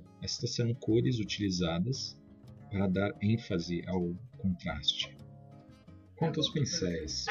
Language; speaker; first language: Portuguese; native; Portuguese